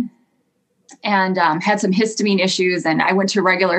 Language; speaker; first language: English; native; English